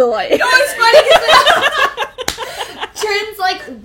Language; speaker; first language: English; native; English